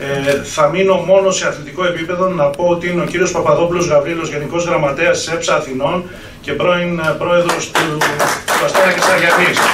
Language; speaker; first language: Greek; native; Greek